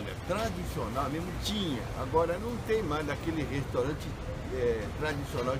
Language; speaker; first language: Portuguese; early bilingual, other home language; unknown